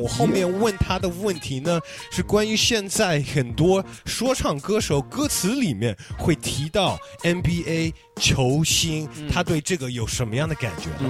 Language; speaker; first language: Chinese; early bilingual, heritage; Chinese